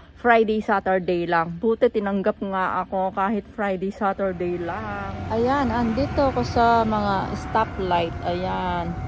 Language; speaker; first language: Filipino; native; Filipino